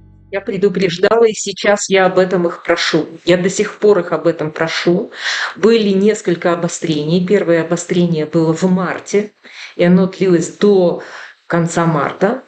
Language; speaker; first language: Russian; native; Russian